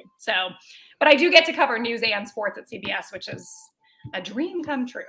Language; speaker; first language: English; native; English